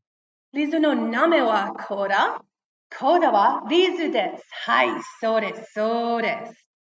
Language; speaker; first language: Japanese; non-native, fluent; English